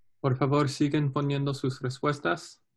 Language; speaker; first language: Spanish; non-native, learner; English